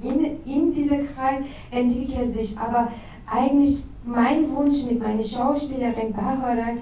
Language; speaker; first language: German; non-native, fluent; Persian